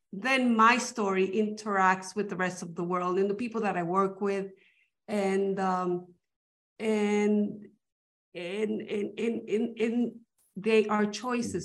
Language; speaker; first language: English; early bilingual, other home language; Spanish